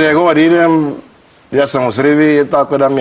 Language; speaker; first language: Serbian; non-native, learner; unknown